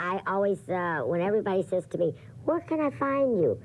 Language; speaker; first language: English; native; English